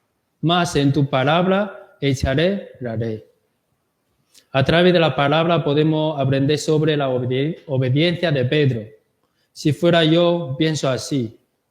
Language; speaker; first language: Spanish; non-native, learner; Korean